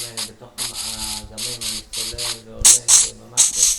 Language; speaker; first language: Hebrew; native; Hebrew